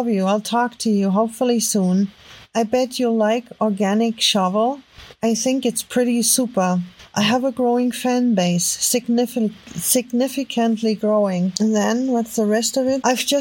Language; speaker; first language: English; non-native, fluent; German